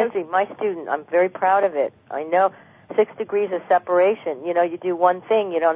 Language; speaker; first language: English; native; English